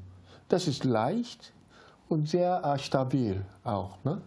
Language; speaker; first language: German; non-native, learner; Japanese